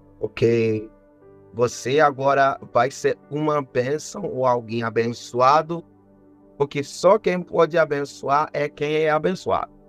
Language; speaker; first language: Portuguese; non-native, fluent; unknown